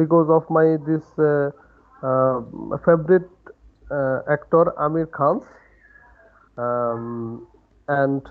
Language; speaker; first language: English; non-native, learner; Bangla